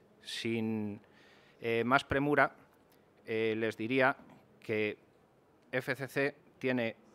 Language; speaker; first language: Spanish; native; Spanish